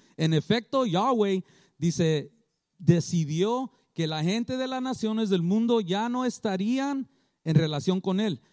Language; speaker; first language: Spanish; early bilingual, heritage; Spanish